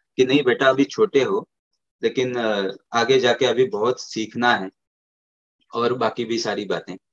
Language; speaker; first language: Hindi; native; Hindi